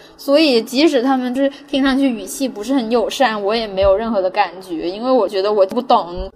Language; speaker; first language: Chinese; non-native, local second language; Cantonese